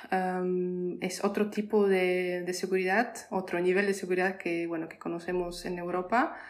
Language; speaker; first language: Spanish; non-native, fluent; Polish